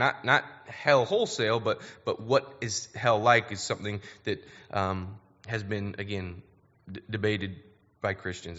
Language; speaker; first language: English; native; English